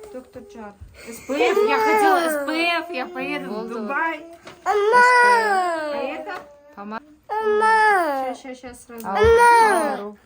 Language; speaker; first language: Russian; non-native, local second language; Kazakh